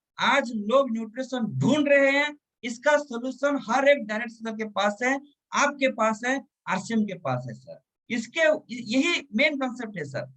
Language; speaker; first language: Hindi; non-native, local second language; Telugu